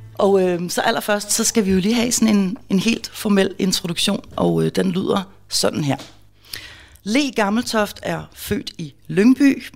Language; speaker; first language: Danish; native; Danish